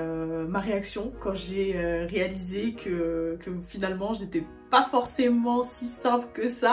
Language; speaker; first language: French; native; French